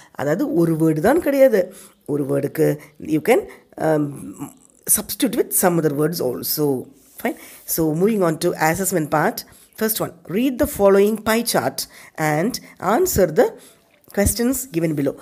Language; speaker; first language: English; non-native, local second language; Tamil